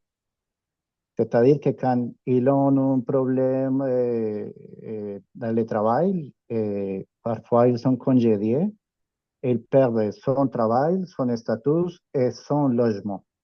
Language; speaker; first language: French; non-native, fluent; Spanish